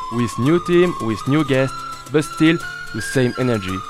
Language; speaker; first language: English; non-native, fluent; French